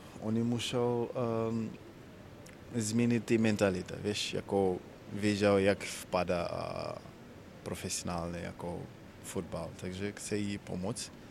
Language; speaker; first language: Czech; non-native, learner; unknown